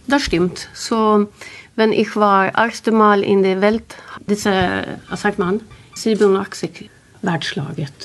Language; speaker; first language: German; non-native, learner; Swedish